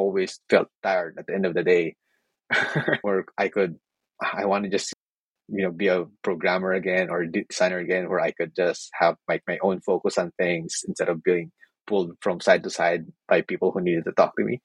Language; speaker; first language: English; non-native, local second language; Filipino